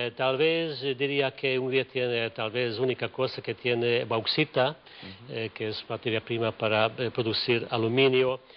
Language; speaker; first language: Spanish; non-native, fluent; Hungarian